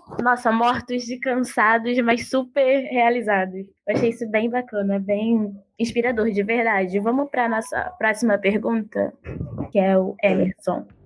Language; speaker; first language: Portuguese; native; Portuguese